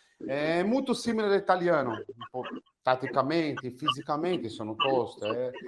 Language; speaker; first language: Italian; non-native, fluent; Portuguese